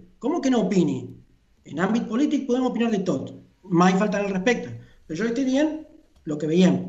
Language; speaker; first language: Catalan; non-native, fluent; Spanish